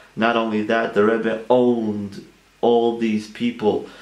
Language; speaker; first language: English; native; English